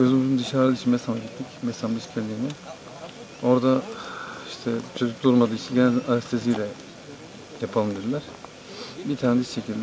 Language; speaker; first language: Turkish; native; Turkish